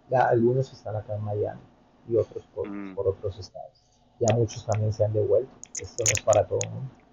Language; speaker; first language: Spanish; native; Spanish